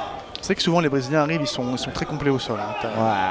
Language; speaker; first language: French; native; French